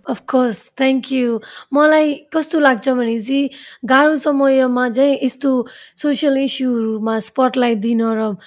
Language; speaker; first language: Nepali; early bilingual, heritage; Nepali